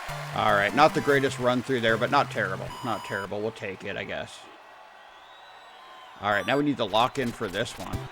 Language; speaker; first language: English; native; English